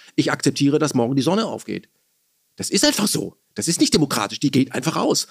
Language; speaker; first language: German; early bilingual, other home language; Persian